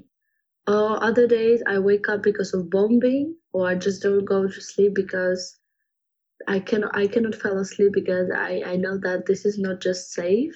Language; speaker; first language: English; non-native, fluent; Ukrainian